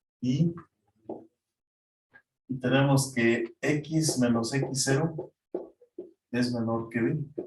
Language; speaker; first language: Spanish; native; Spanish